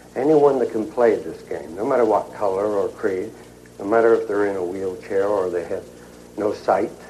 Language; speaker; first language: English; native; English